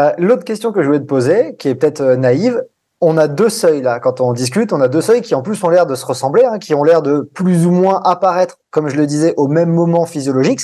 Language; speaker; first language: French; native; French